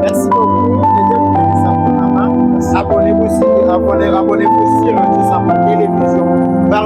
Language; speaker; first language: French; non-native, local second language; Lingala